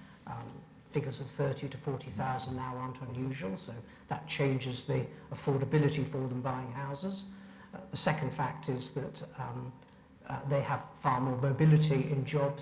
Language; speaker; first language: English; native; English